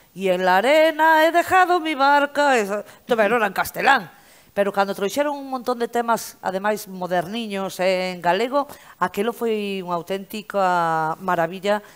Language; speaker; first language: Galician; native; Galician